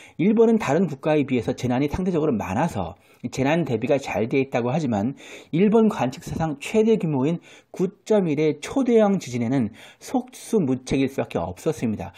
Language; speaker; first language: Korean; native; Korean